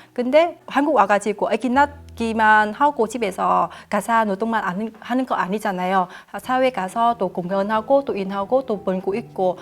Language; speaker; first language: Korean; non-native, fluent; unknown